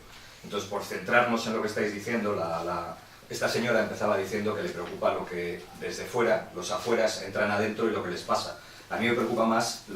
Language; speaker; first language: Spanish; native; Spanish